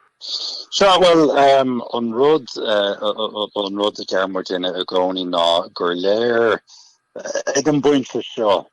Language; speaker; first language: Irish; native; Irish